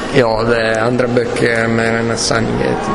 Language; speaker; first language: Swedish; non-native, fluent; Italian